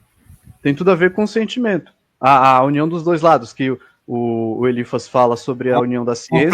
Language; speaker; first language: Portuguese; native; Portuguese